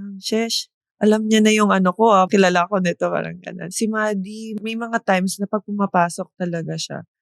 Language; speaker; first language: Filipino; native; Filipino